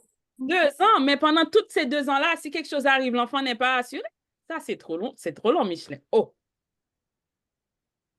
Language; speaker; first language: French; native; French